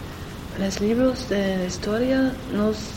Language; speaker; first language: Spanish; non-native, learner; French